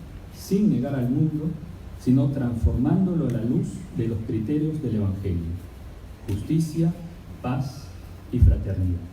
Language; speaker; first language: Spanish; native; Spanish